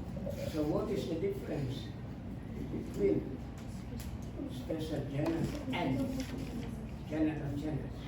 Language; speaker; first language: English; non-native, fluent; Indonesian